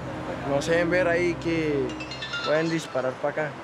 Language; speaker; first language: Spanish; native; Spanish